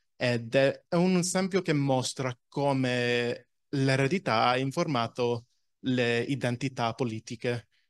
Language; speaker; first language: Italian; non-native, fluent; English